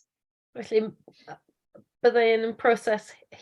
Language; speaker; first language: Welsh; non-native, learner; English